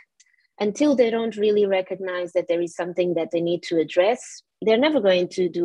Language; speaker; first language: English; non-native, fluent; Portuguese